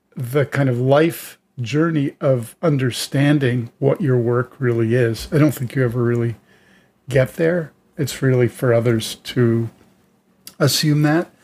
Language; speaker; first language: English; native; English